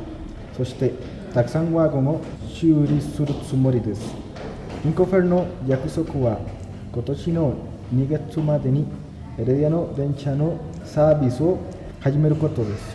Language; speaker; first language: Japanese; non-native, learner; Spanish